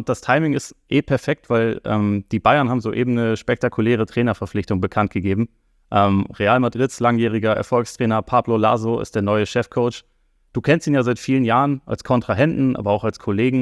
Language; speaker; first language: German; native; German